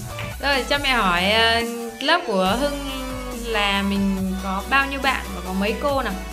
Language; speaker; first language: Vietnamese; native; Vietnamese